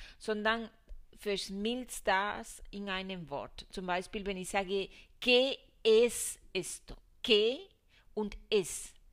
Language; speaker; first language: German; non-native, fluent; Spanish